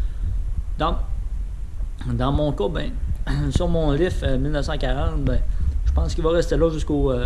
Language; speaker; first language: French; native; French